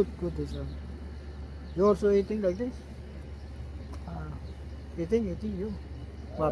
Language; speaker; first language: English; non-native, learner; Filipino